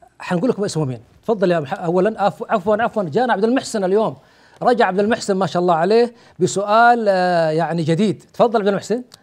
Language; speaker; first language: Arabic; native; Arabic